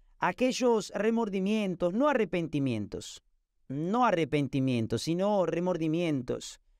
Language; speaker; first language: Spanish; non-native, fluent; Portuguese